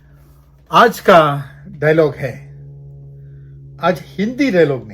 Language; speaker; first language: Hindi; non-native, local second language; Malayalam